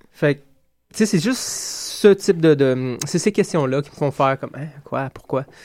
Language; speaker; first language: French; native; French